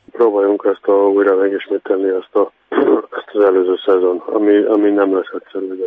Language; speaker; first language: Hungarian; non-native, fluent; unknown